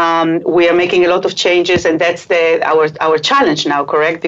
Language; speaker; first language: English; non-native, fluent; Hebrew